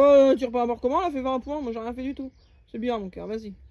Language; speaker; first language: French; native; French